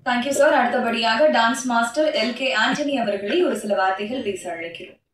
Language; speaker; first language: Tamil; native; Tamil